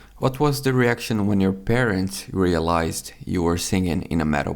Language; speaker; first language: English; non-native, fluent; Finnish